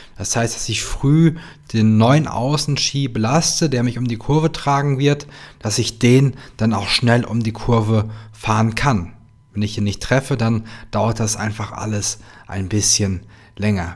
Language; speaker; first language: German; native; German